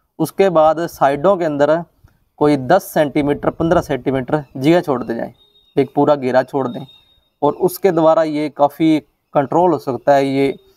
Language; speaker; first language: Hindi; non-native, local second language; Punjabi